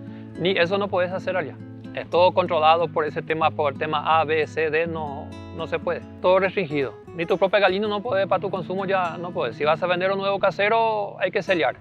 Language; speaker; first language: Spanish; early bilingual, other home language; German